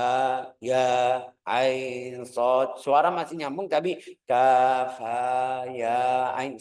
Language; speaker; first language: Indonesian; non-native, fluent; Arabic